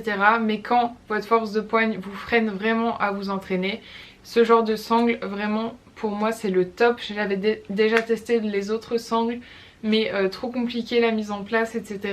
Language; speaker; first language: French; native; French